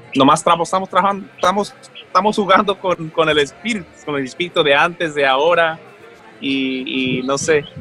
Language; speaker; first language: Spanish; early bilingual, heritage; Spanish